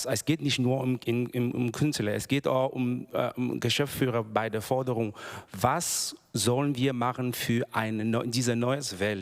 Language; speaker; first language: German; non-native, learner; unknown